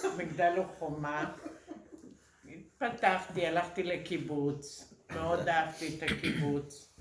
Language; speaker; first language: Hebrew; early bilingual, other home language; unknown